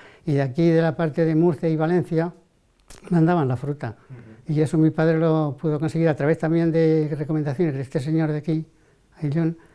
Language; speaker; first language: Spanish; native; Spanish